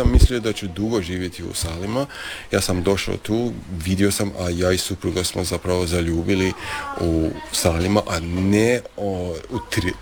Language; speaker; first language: Croatian; non-native, fluent; Persian